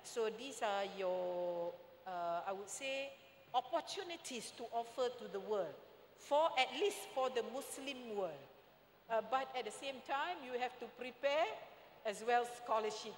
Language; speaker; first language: English; non-native, local second language; Malay